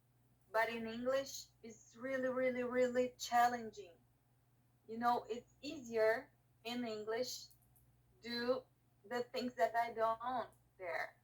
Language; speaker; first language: English; non-native, learner; Portuguese